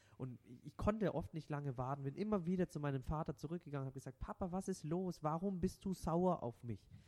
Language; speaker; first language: German; non-native, local second language; Vietnamese